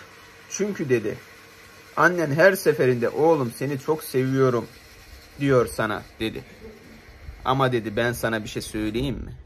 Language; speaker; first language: Turkish; native; Turkish